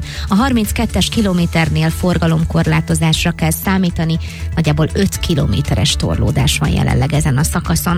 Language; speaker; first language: Hungarian; native; Hungarian